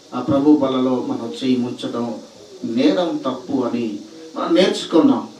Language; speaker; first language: Telugu; non-native, local second language; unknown